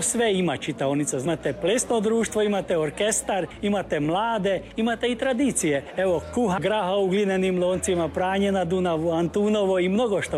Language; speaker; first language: Serbian; early bilingual, heritage; Croatian